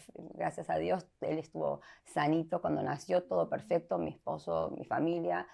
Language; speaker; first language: Spanish; early bilingual, heritage; Spanish